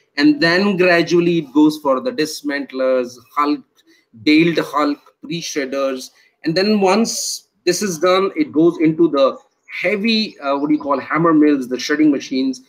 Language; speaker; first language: English; non-native, local second language; Hindi